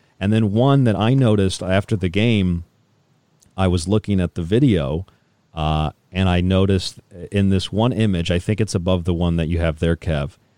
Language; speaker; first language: English; native; English